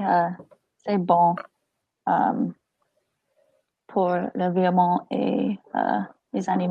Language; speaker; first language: French; non-native, learner; English